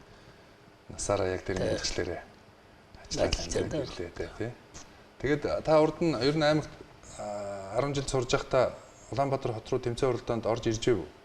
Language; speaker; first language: Mongolian; native; Mongolian